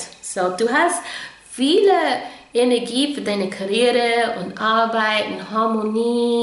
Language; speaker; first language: German; non-native, fluent; English